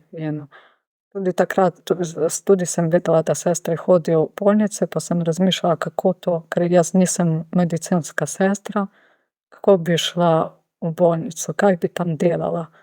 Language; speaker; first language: Slovenian; non-native, fluent; Ukrainian